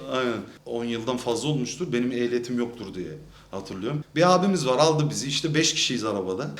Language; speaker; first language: Turkish; early bilingual, heritage; Turkish